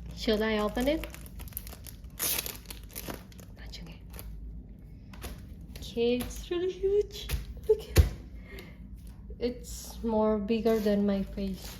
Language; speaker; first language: English; non-native, learner; Indonesian